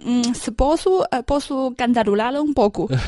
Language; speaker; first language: Portuguese; non-native, fluent; Chinese